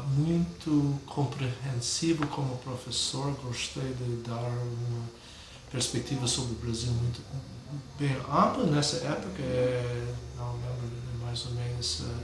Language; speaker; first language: Portuguese; non-native, fluent; English